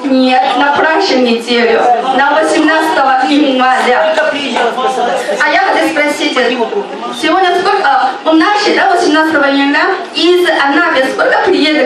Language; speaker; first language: Russian; non-native, learner; Chinese